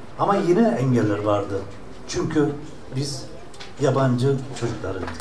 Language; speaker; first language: Turkish; early bilingual, heritage; Turkish